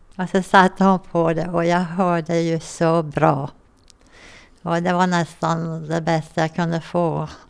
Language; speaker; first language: Swedish; native; Swedish